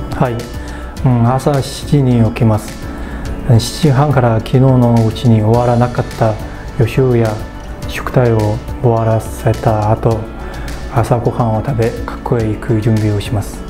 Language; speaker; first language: Japanese; non-native, fluent; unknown